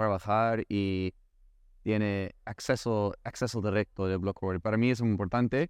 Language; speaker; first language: Spanish; non-native, learner; English